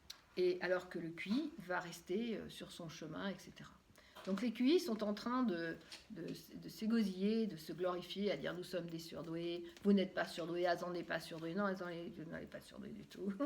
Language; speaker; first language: French; native; French